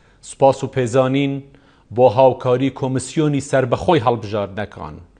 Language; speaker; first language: Central Kurdish; non-native, local second language; Kurdish